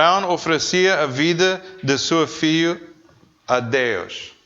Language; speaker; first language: Portuguese; non-native, learner; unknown